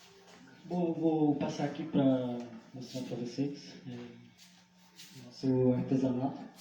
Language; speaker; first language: Portuguese; non-native, local second language; Guarani